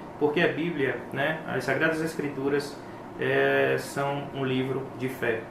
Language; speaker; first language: Portuguese; native; Portuguese